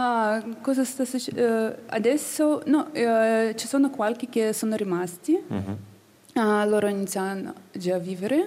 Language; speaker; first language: Italian; non-native, learner; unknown